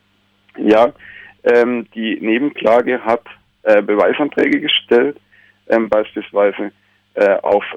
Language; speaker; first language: German; native; German